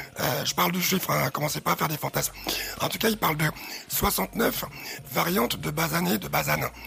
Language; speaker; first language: French; early bilingual, other home language; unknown